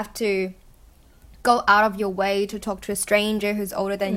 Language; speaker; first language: English; non-native, local second language; Cantonese